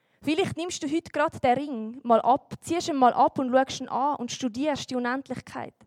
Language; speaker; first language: German; native; German